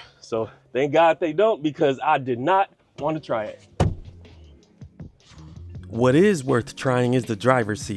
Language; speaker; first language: English; native; English